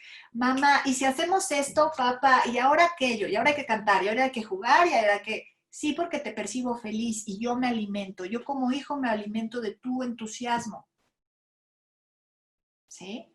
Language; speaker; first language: Spanish; native; Spanish